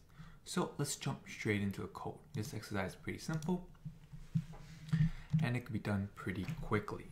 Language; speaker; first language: English; native; English